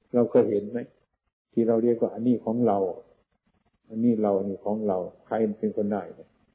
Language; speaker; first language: Thai; non-native, local second language; Northeastern Thai